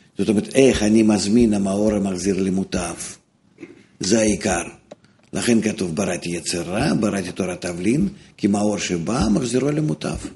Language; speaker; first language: Hebrew; non-native, fluent; Russian